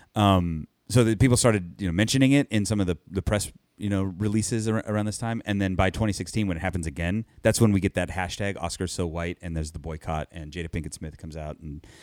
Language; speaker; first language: English; native; English